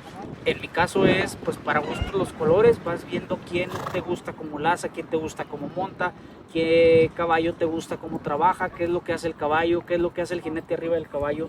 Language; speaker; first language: Spanish; native; Spanish